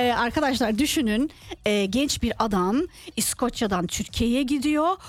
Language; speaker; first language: Turkish; early bilingual, heritage; Turkish